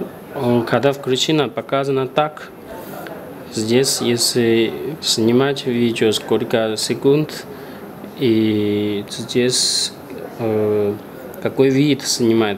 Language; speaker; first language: Russian; non-native, learner; Chinese